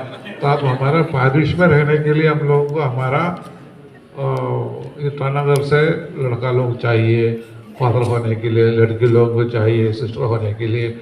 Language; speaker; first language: Hindi; non-native, local second language; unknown